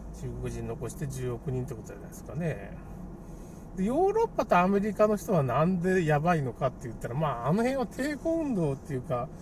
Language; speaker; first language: Japanese; native; Japanese